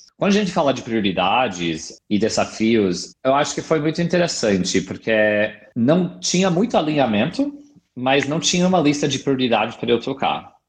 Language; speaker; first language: Portuguese; non-native, fluent; English